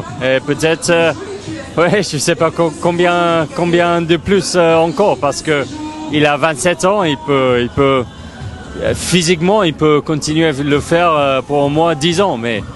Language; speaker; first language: French; non-native, fluent; English